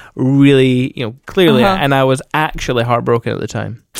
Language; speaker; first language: English; native; English